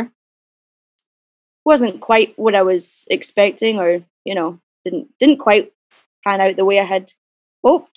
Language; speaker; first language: English; native; English